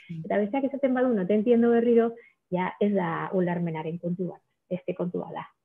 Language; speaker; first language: Basque; non-native, local second language; Spanish